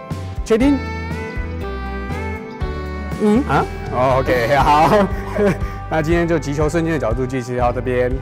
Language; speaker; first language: Chinese; native; Chinese